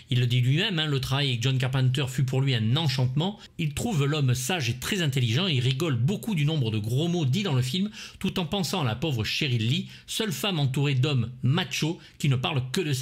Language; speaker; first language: French; native; French